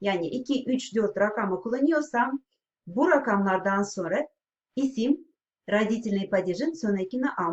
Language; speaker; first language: Turkish; non-native, fluent; Russian